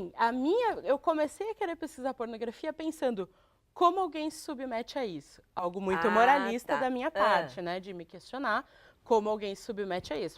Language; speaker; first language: Portuguese; native; Portuguese